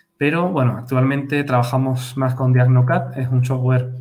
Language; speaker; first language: Spanish; native; Spanish